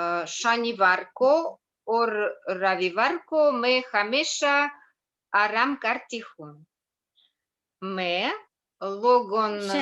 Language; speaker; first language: Hindi; non-native, learner; Russian